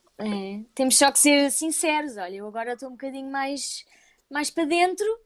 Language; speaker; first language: Portuguese; native; Portuguese